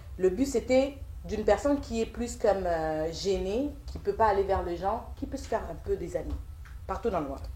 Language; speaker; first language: French; native; French